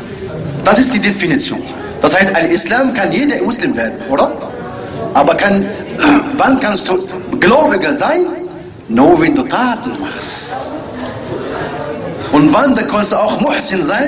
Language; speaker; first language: German; non-native, learner; Arabic